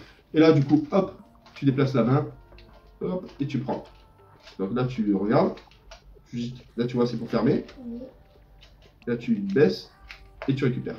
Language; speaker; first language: French; native; French